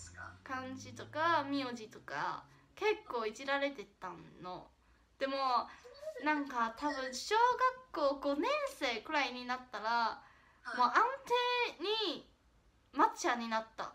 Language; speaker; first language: Japanese; non-native, fluent; Chinese